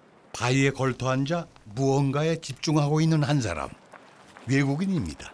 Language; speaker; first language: Korean; native; Korean